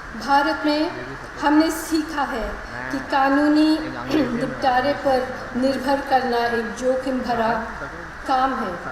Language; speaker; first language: Hindi; non-native, local second language; Malayalam